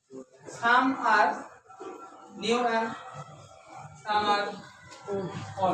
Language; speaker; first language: English; non-native, local second language; Bangla